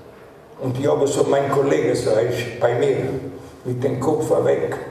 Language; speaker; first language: German; non-native, learner; Italian